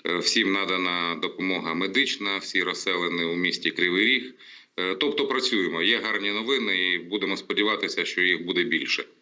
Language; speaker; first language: Ukrainian; non-native, local second language; Russian